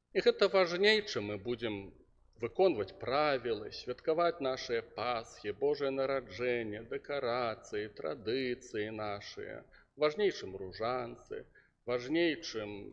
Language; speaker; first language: Belarusian; non-native, local second language; Russian